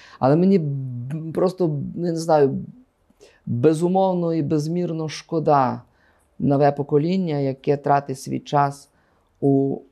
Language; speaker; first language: Ukrainian; native; Ukrainian